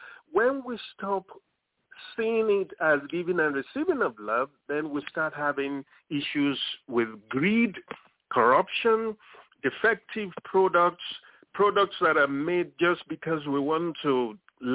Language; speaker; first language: English; non-native, local second language; Yoruba